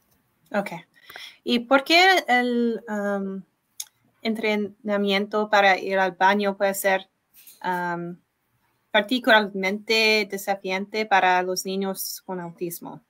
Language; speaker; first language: Spanish; non-native, learner; English